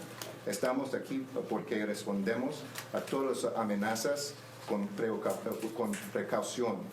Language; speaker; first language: Spanish; non-native, learner; English